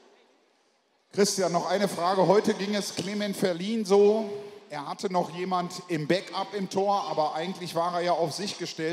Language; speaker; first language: German; native; German